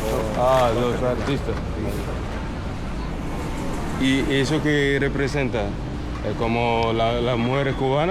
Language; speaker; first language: Spanish; non-native, fluent; English